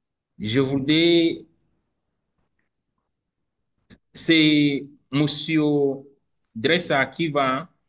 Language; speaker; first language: French; non-native, learner; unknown